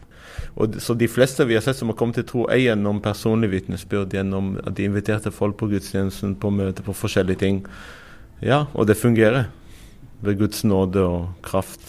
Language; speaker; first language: Norwegian; non-native, fluent; Arabic